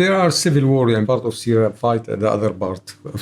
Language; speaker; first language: English; non-native, learner; Arabic